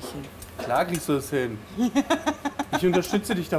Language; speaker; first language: German; native; German